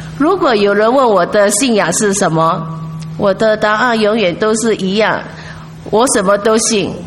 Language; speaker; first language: Chinese; non-native, local second language; English